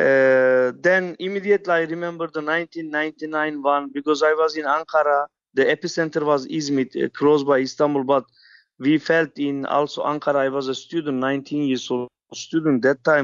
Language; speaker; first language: English; non-native, fluent; Turkish